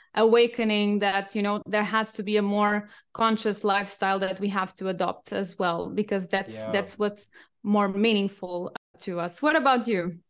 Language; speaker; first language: English; non-native, fluent; Portuguese